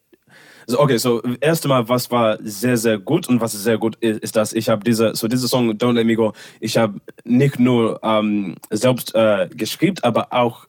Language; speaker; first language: German; non-native, learner; English